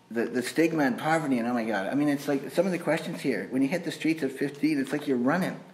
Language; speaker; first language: English; native; English